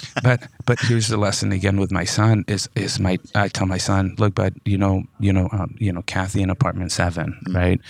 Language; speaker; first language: English; native; English